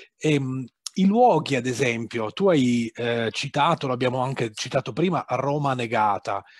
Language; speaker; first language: Italian; native; Italian